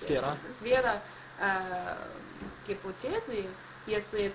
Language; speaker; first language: Russian; non-native, learner; English